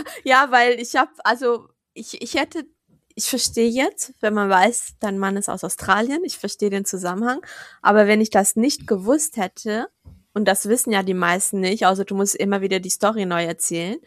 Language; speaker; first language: German; native; German